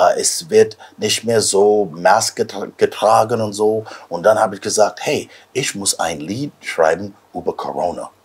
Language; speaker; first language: German; non-native, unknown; English